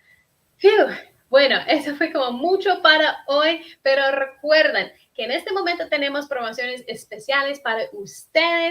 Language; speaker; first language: Spanish; non-native, fluent; English